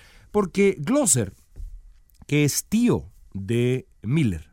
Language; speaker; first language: Spanish; native; Spanish